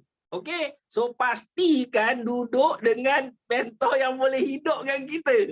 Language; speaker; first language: Malay; native; Malay